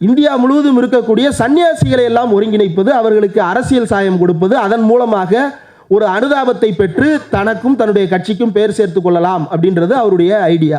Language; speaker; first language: Tamil; native; Tamil